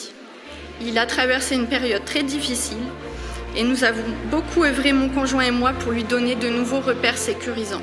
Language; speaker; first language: French; native; French